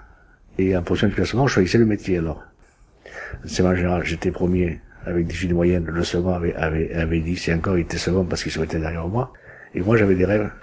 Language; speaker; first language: French; early bilingual, other home language; Spanish